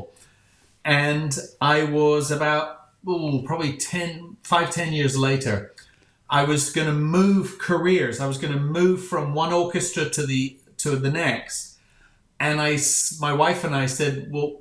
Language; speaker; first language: English; native; English